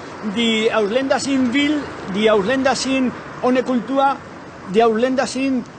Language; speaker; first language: German; non-native, learner; Spanish